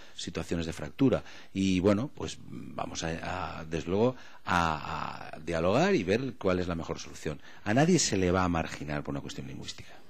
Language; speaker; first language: Spanish; non-native, local second language; Catalan